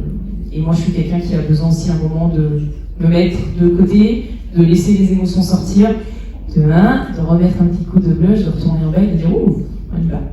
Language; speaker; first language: French; native; French